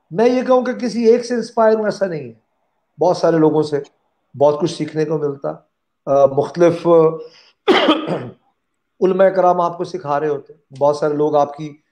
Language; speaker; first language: Urdu; non-native, local second language; Punjabi